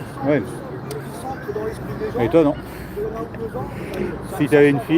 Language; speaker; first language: French; native; French